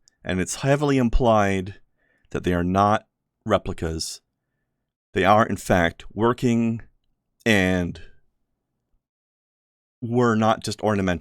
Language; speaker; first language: English; native; English